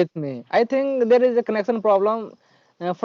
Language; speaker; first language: English; non-native, learner; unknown